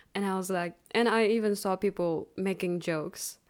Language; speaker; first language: English; non-native, fluent; Chinese